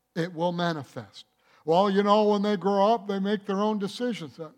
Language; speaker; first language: English; native; English